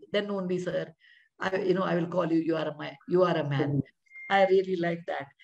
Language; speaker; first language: English; non-native, local second language; Kannada